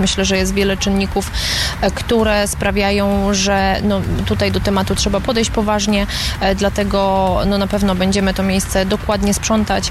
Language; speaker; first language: Polish; native; Polish